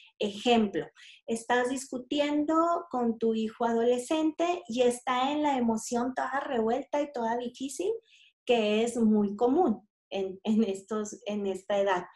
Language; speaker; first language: Spanish; native; Spanish